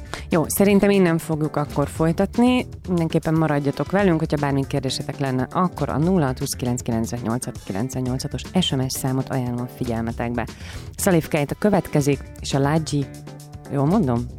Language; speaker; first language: Hungarian; native; Hungarian